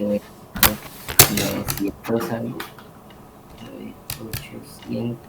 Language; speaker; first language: Spanish; native; Spanish